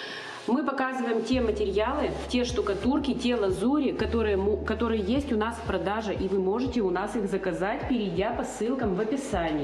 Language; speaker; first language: Russian; native; Russian